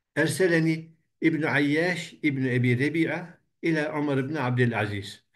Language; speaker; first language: Turkish; native; Turkish